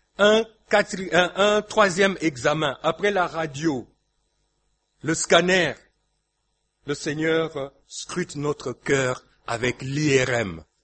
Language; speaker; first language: French; non-native, local second language; Lingala